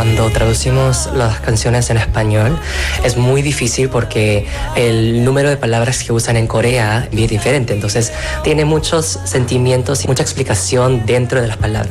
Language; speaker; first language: Spanish; non-native, fluent; Korean